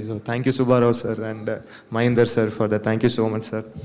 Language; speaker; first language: Telugu; non-native, learner; Tamil